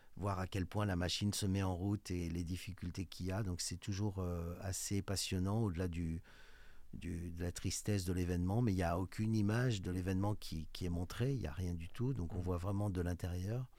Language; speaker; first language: French; native; French